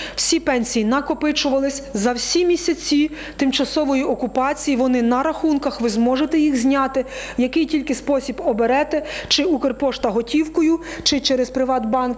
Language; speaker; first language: Ukrainian; native; Ukrainian